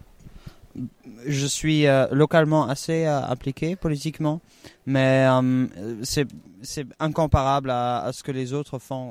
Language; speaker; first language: French; non-native, fluent; German